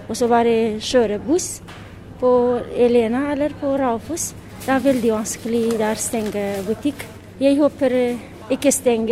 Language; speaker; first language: Norwegian; non-native, learner; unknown